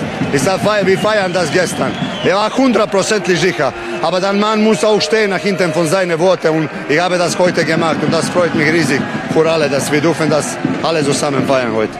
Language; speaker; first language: German; non-native, fluent; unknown